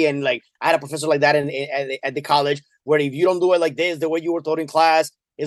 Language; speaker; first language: English; non-native, fluent; Spanish